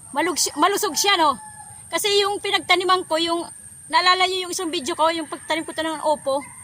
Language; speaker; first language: Filipino; non-native, local second language; Waray